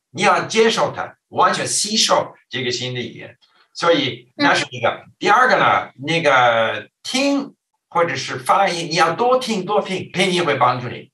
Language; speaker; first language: Chinese; non-native, fluent; English